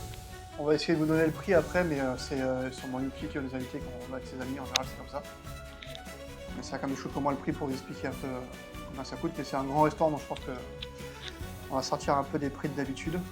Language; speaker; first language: French; native; French